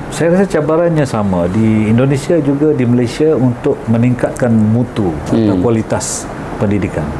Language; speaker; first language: Malay; native; Malay